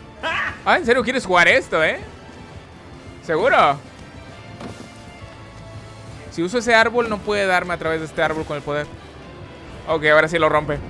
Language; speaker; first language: Spanish; native; Spanish